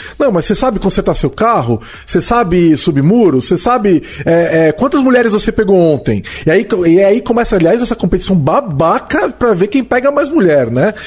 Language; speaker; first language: Portuguese; native; Portuguese